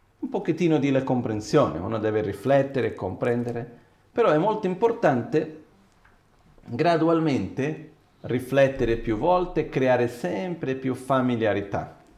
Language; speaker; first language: Italian; non-native, fluent; Portuguese